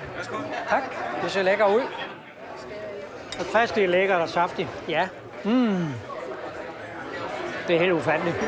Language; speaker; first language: Danish; native; Danish